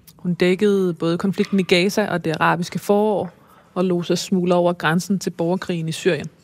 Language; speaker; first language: Danish; native; Danish